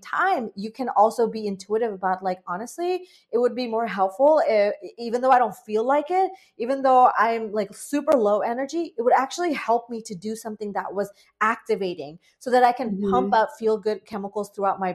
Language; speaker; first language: English; non-native, local second language; Bangla